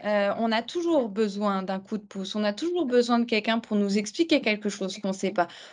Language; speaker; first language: French; native; French